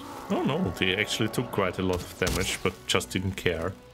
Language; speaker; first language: English; non-native, fluent; German